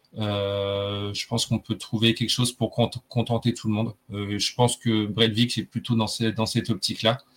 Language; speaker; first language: French; native; French